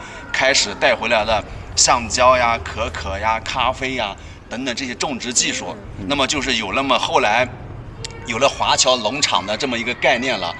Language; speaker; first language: Chinese; native; Chinese